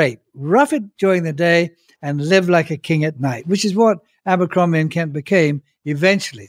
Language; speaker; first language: English; native; English